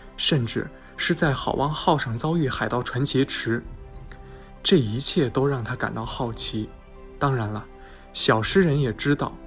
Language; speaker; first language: Chinese; native; Chinese